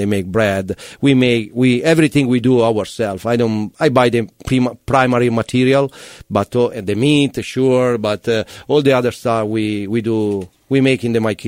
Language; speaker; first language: English; non-native, learner; Italian